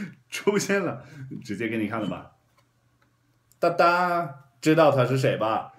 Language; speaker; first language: Chinese; non-native, fluent; German